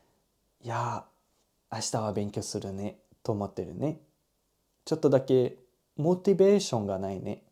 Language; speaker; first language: Japanese; non-native, learner; German